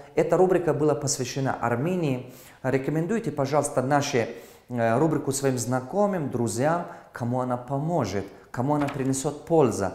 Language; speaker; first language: Russian; non-native, local second language; Tajik